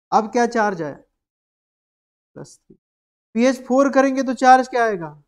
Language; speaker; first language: Hindi; native; Hindi